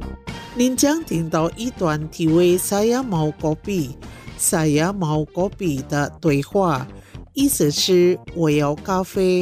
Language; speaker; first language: Chinese; non-native, fluent; Indonesian